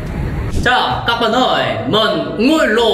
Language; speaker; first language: Vietnamese; non-native, learner; Korean